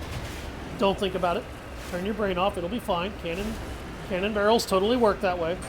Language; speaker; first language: English; native; English